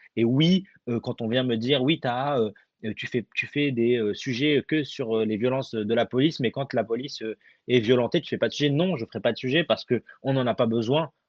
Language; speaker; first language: French; early bilingual, other home language; Arabic